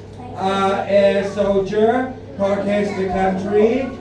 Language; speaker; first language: English; non-native, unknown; Thai